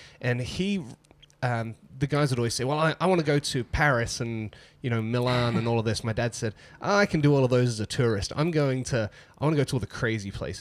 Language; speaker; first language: English; native; English